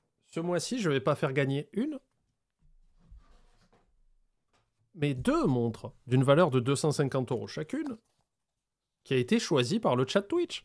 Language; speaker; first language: French; native; French